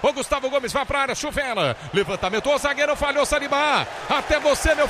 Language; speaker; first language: Portuguese; native; Portuguese